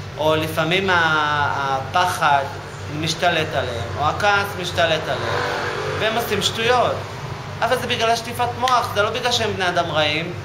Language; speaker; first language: Hebrew; native; Hebrew